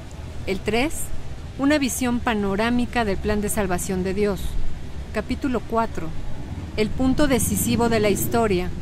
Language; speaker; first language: Spanish; native; Spanish